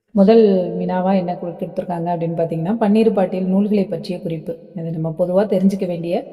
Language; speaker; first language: Tamil; native; Tamil